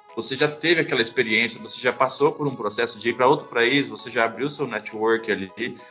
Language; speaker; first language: Portuguese; native; Portuguese